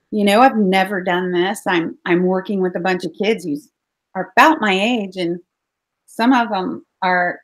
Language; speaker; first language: English; native; English